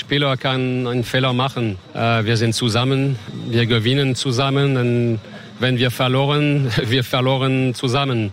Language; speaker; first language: German; non-native, fluent; French